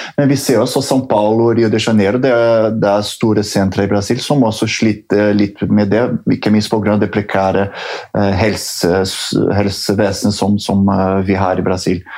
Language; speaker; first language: Norwegian; non-native, fluent; Portuguese